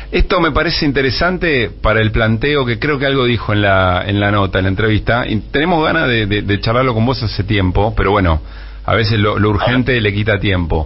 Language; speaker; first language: Spanish; native; Spanish